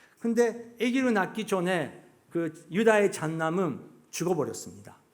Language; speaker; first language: Korean; non-native, fluent; Japanese